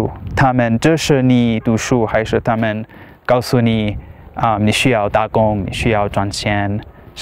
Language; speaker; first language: Chinese; non-native, learner; English